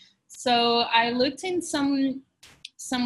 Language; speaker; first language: English; non-native, fluent; Portuguese